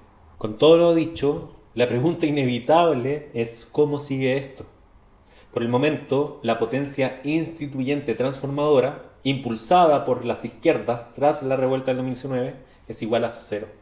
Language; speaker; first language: Spanish; native; Spanish